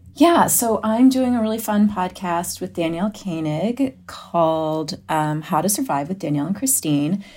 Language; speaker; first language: English; native; English